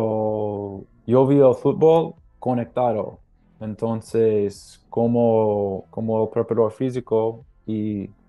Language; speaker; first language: Spanish; non-native, learner; English